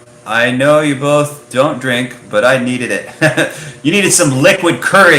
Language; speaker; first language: English; native; English